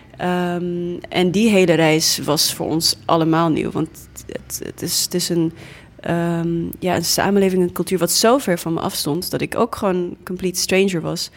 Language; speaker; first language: Dutch; early bilingual, other home language; English